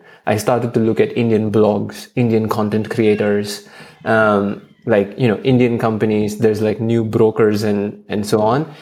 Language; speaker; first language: English; non-native, local second language; Hindi